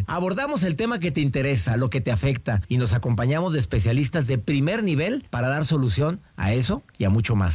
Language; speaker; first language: Spanish; native; Spanish